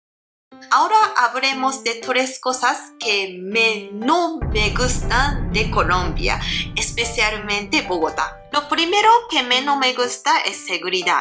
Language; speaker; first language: Spanish; non-native, learner; Japanese